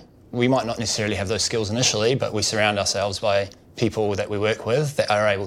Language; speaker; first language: English; native; English